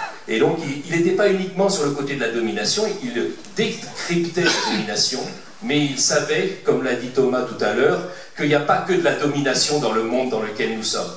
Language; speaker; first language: French; native; French